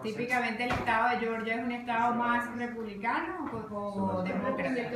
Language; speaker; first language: Spanish; native; Spanish